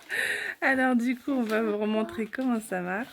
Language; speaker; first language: French; native; French